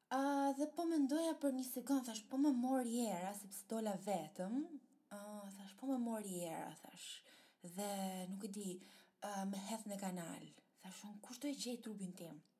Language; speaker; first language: Albanian; early bilingual, heritage; Albanian